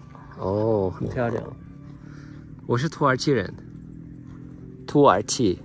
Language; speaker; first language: Chinese; non-native, learner; Turkish